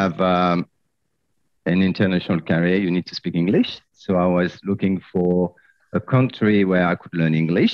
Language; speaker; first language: English; non-native, fluent; French